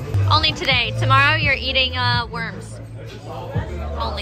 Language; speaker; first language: English; native; English